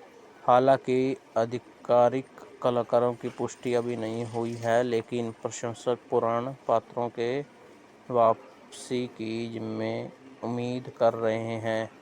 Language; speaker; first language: Hindi; native; Hindi